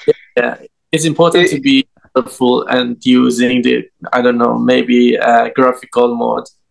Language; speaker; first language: English; non-native, learner; Persian